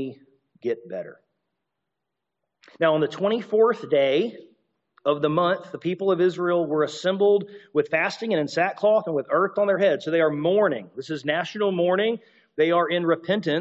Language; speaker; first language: English; native; English